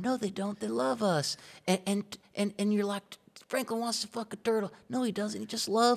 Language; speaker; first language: English; native; English